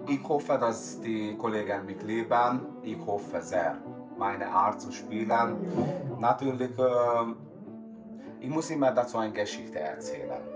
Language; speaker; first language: German; non-native, fluent; Hungarian